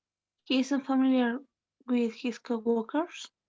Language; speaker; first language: English; non-native, learner; Spanish